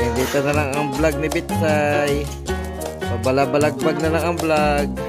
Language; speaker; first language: Filipino; non-native, local second language; Hiligaynon